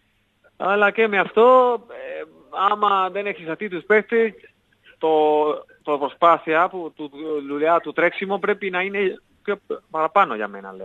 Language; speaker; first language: Greek; non-native, learner; Spanish